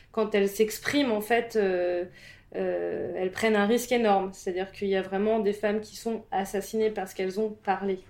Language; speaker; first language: French; native; French